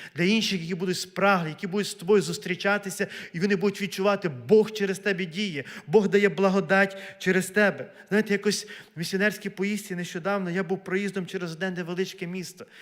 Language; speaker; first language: Ukrainian; native; Ukrainian